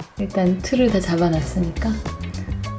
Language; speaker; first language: Korean; native; Korean